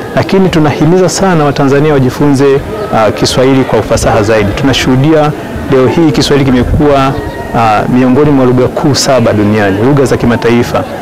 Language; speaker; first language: Swahili; native; Swahili